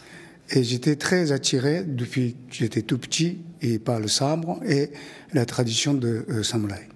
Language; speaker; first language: French; non-native, fluent; Japanese